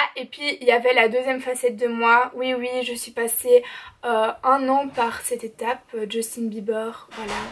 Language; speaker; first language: French; native; French